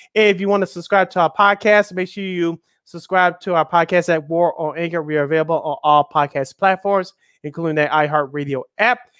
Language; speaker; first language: English; native; English